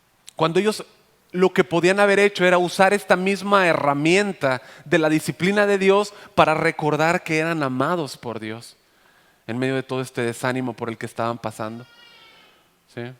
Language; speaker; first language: Spanish; native; Spanish